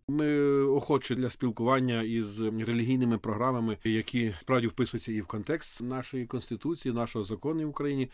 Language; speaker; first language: Ukrainian; native; Ukrainian